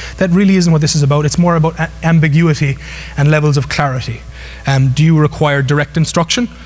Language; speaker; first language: English; native; English